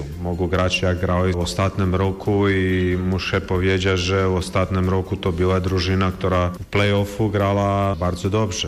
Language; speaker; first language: Polish; non-native, fluent; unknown